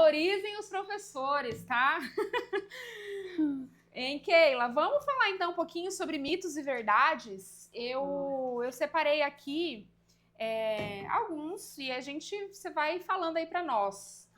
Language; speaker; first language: Portuguese; native; Portuguese